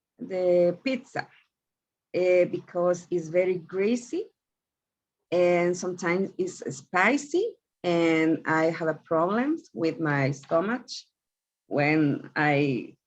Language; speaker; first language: English; non-native, learner; Spanish